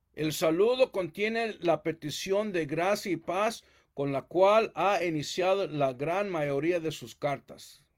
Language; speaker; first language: Spanish; early bilingual, heritage; Spanish